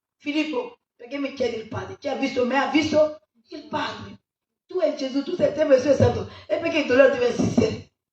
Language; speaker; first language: Italian; non-native, fluent; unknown